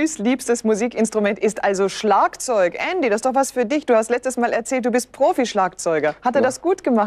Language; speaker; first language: German; native; German